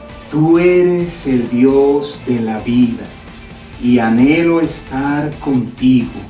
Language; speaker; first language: Spanish; native; Spanish